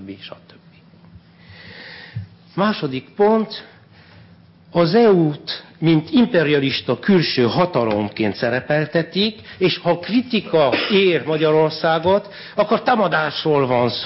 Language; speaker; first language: Hungarian; non-native, fluent; French